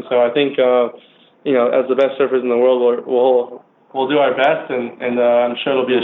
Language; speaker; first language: English; native; English